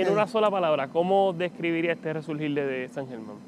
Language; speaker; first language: Spanish; native; Spanish